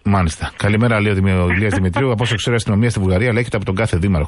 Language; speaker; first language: Greek; native; Greek